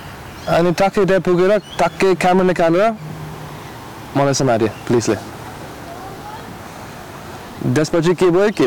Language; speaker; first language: Nepali; non-native, learner; English